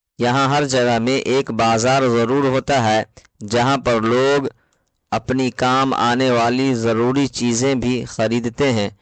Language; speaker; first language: Urdu; native; Urdu